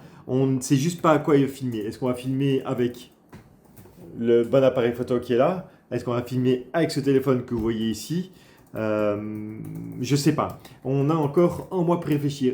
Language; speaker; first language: French; native; French